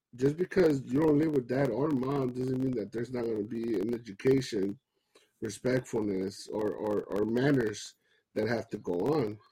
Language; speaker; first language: English; early bilingual, other home language; Spanish